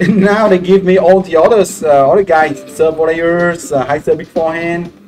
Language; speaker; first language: English; non-native, fluent; French